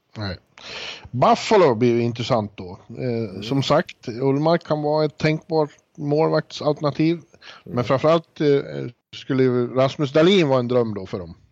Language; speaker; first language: Swedish; native; Swedish